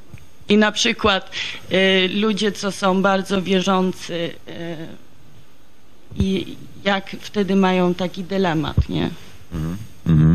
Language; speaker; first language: Polish; early bilingual, heritage; Polish